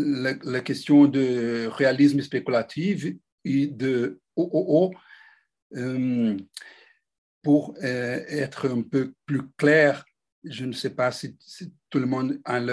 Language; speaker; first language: French; non-native, fluent; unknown